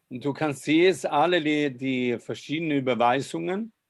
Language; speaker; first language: German; non-native, fluent; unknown